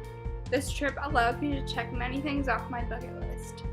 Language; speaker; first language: English; native; English